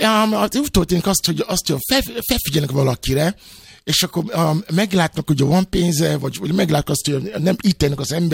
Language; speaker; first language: Hungarian; non-native, fluent; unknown